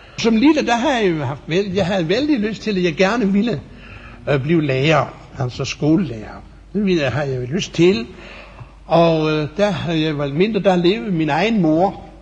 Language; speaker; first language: Danish; native; Danish